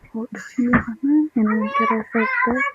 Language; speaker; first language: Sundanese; native; Sundanese